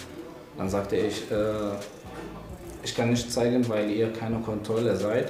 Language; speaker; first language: German; non-native, learner; Arabic